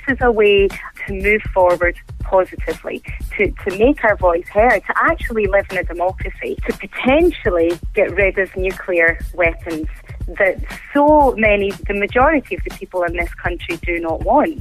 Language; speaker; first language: English; native; English